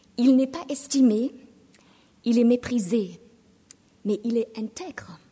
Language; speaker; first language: French; non-native, fluent; German